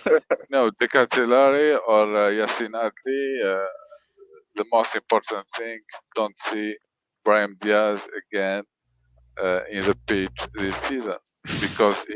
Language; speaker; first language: English; non-native, learner; French